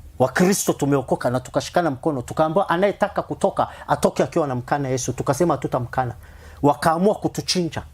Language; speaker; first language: Swahili; non-native, fluent; Somali